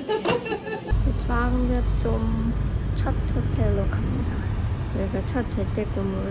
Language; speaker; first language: German; non-native, learner; Korean